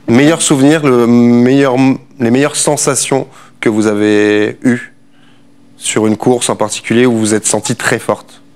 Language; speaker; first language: French; native; French